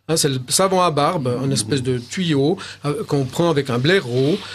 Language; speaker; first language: French; native; French